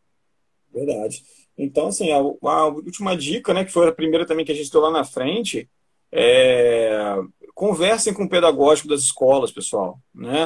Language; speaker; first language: Portuguese; native; Portuguese